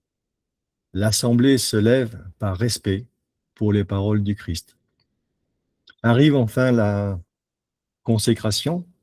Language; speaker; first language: French; native; French